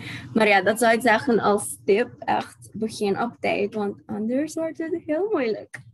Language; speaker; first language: Dutch; non-native, local second language; Papiamento